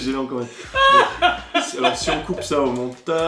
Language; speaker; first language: French; native; French